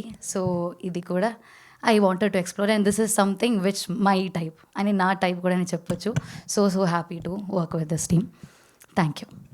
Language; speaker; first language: Telugu; non-native, learner; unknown